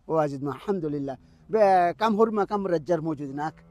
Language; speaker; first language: Arabic; non-native, learner; Bangla